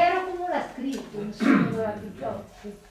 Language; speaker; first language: Italian; native; Italian